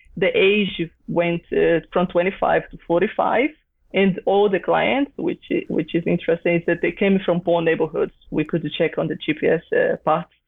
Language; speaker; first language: English; non-native, fluent; Portuguese